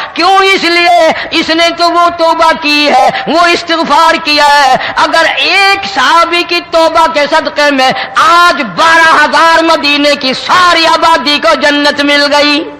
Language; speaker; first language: Urdu; non-native, local second language; Punjabi